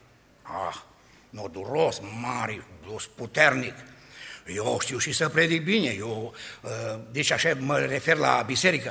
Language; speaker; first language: Romanian; native; Romanian